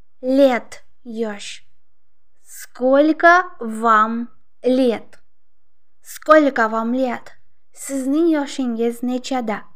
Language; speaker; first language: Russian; non-native, local second language; Uzbek